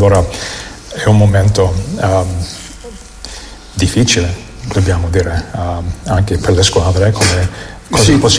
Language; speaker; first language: Italian; non-native, fluent; English